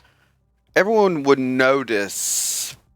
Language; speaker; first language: English; native; English